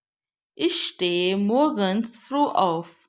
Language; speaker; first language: German; non-native, learner; Urdu